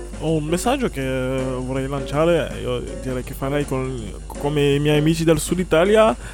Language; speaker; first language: Italian; non-native, fluent; French